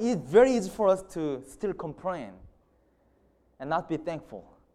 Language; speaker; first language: English; non-native, fluent; Korean